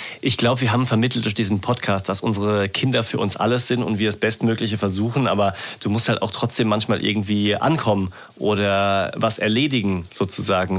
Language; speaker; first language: German; native; German